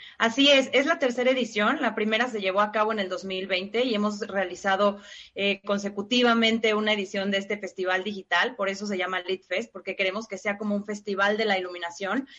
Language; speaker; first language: Spanish; native; Spanish